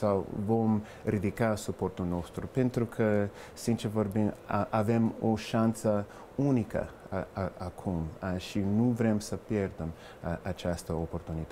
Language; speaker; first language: Romanian; non-native, fluent; English